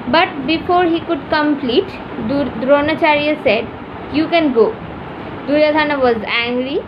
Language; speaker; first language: English; non-native, local second language; Bangla